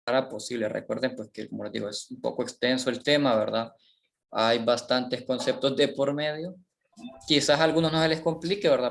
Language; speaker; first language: Spanish; native; Spanish